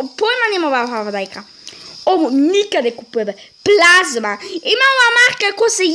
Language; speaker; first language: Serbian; early bilingual, heritage; Serbian